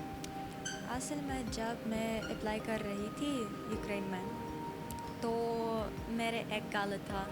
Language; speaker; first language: Hindi; non-native, learner; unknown